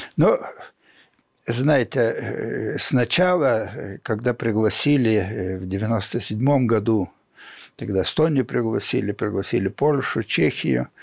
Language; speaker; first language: Russian; non-native, local second language; Lithuanian